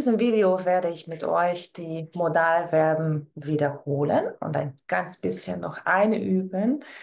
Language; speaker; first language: German; non-native, fluent; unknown